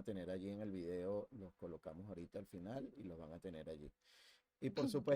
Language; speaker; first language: Spanish; native; Spanish